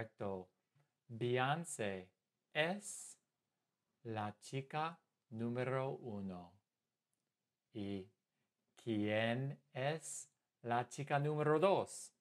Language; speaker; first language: Spanish; non-native, fluent; English